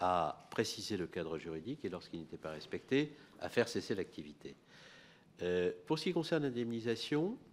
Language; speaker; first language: French; native; French